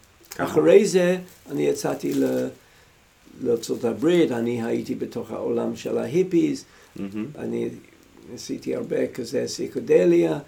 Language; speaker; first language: Hebrew; non-native, fluent; English